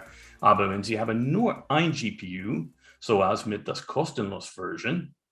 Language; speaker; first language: German; non-native, learner; English